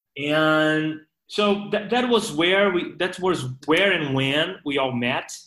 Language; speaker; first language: English; non-native, fluent; Portuguese